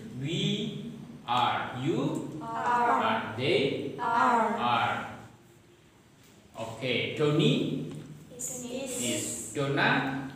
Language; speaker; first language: English; non-native, fluent; Indonesian